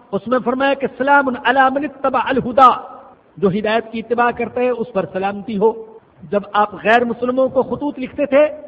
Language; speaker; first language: Urdu; non-native, local second language; Punjabi